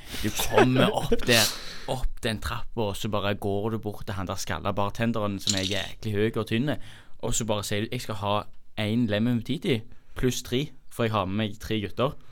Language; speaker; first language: Norwegian; native; Norwegian